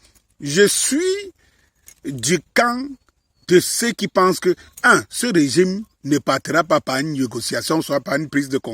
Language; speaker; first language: French; native; French